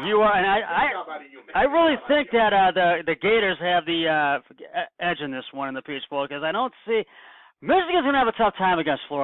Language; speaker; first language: English; native; English